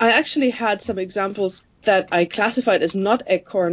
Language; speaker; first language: English; non-native, fluent; German